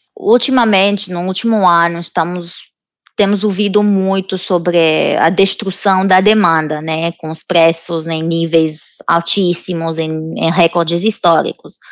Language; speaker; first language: Portuguese; non-native, fluent; Romanian